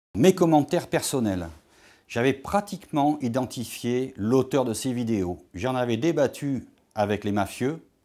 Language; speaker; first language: French; native; French